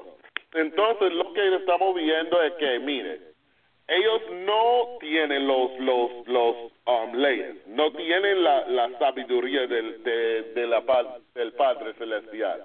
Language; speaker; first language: Spanish; non-native, fluent; English